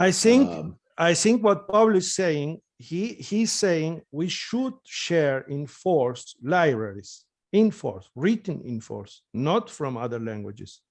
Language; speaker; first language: English; non-native, fluent; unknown